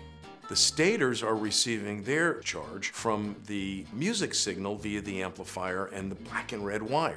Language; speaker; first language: English; native; English